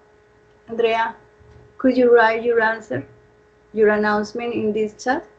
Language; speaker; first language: English; non-native, fluent; Spanish